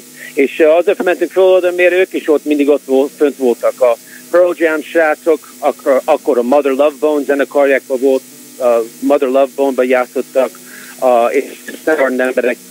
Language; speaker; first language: Hungarian; early bilingual, heritage; Hungarian